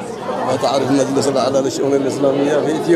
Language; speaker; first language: Arabic; non-native, fluent; Oromo